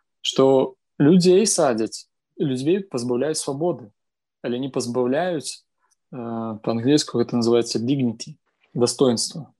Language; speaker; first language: Belarusian; non-native, local second language; Russian